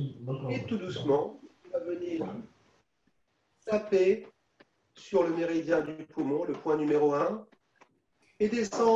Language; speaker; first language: French; native; French